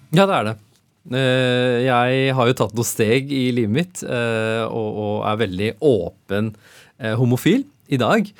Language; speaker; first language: Norwegian; early bilingual, other home language; Urdu